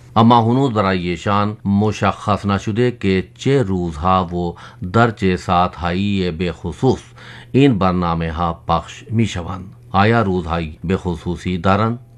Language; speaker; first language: Persian; non-native, fluent; Urdu